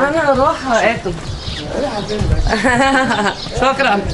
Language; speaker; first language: Arabic; non-native, learner; English